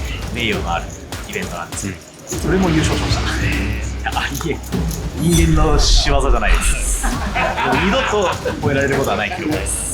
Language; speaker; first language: Japanese; native; Japanese